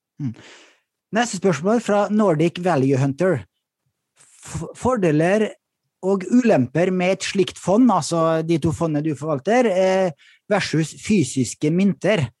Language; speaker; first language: Swedish; native; Swedish